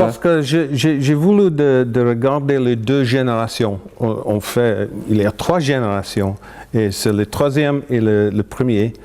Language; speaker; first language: French; non-native, fluent; English